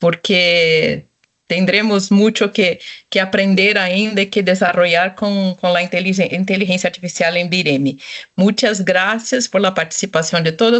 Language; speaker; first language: Spanish; non-native, local second language; Portuguese